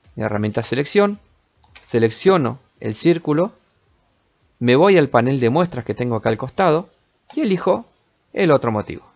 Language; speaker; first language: Spanish; native; Spanish